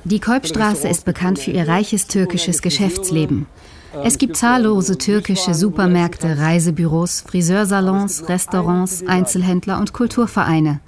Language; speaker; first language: German; native; German